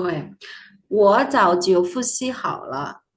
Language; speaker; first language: Chinese; non-native, fluent; Indonesian